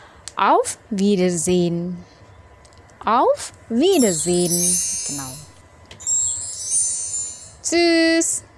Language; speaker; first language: German; non-native, learner; Indonesian